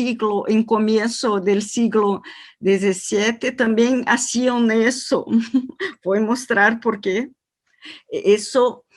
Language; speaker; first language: Spanish; non-native, learner; Portuguese